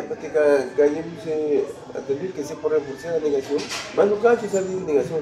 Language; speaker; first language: French; non-native, learner; Spanish